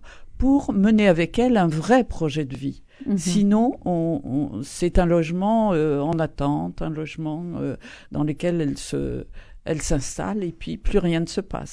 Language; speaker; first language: French; native; French